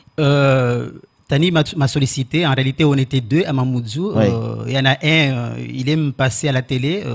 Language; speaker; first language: French; non-native, local second language; Comorian